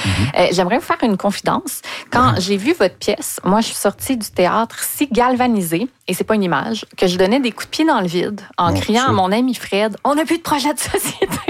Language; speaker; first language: French; native; French